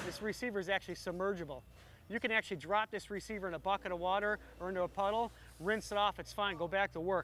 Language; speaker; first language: English; native; English